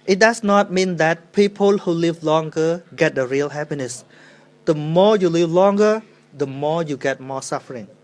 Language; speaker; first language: English; non-native, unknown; Khmer